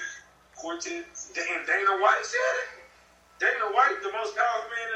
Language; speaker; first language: English; native; English